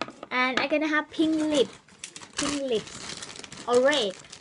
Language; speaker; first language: English; non-native, learner; Thai